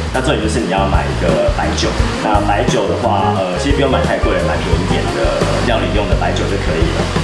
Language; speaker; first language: Chinese; native; Chinese